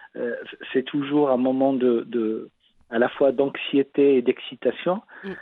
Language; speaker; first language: French; non-native, local second language; Arabic